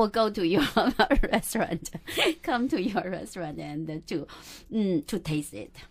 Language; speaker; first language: English; non-native, local second language; Chinese